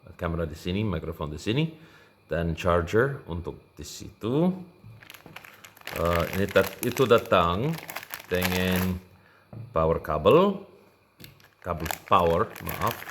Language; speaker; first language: Indonesian; non-native, learner; English